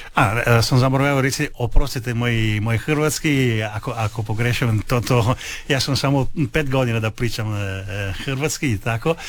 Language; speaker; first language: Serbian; non-native, learner; Italian